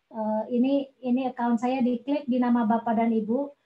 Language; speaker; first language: Indonesian; non-native, local second language; Sundanese